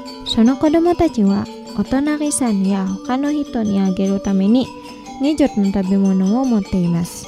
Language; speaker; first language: Japanese; non-native, fluent; Indonesian